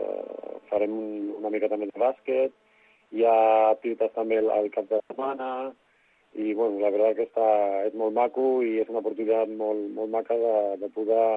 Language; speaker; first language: Catalan; non-native, local second language; Spanish